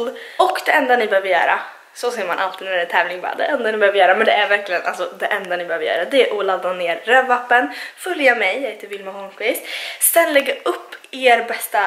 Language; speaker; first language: Swedish; native; Swedish